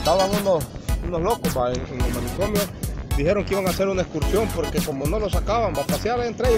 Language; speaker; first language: Spanish; native; Spanish